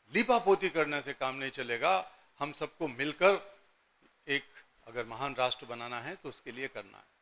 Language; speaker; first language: Hindi; native; Hindi